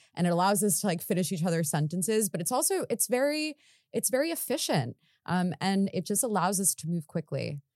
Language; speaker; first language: English; native; English